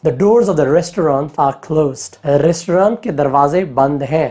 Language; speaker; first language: English; non-native, local second language; Hindi